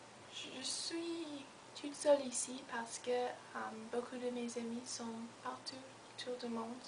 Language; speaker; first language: French; non-native, learner; English